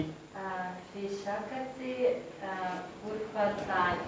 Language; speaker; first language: Arabic; non-native, learner; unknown